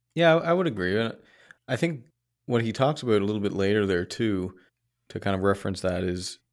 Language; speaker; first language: English; native; English